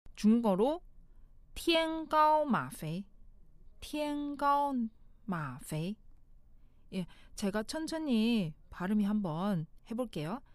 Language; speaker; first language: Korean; non-native, fluent; Chinese